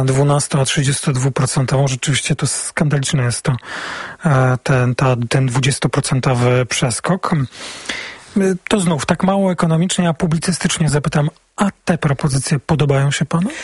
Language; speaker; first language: Polish; native; Polish